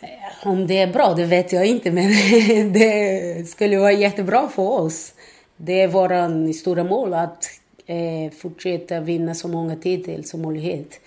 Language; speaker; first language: Swedish; non-native, fluent; Portuguese